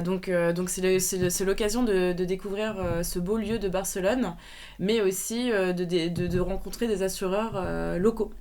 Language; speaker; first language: French; native; French